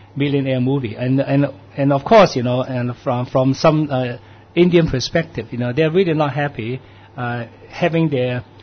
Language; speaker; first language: English; non-native, local second language; Cantonese